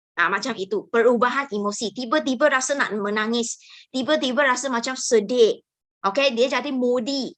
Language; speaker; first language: Malay; non-native, local second language; Chinese